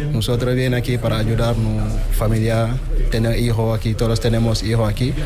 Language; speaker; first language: Spanish; non-native, learner; Wolof